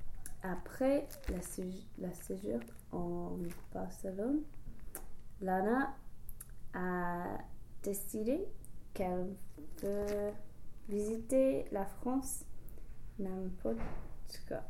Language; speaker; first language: French; non-native, learner; English